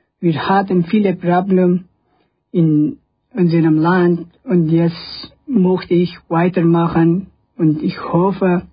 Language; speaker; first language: German; non-native, learner; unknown